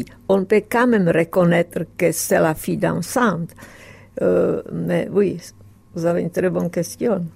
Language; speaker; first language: French; non-native, fluent; Czech